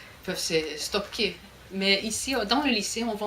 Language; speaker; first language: French; non-native, fluent; Icelandic